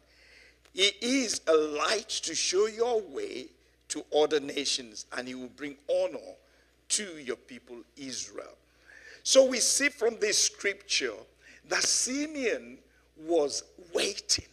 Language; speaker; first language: English; non-native, local second language; Yoruba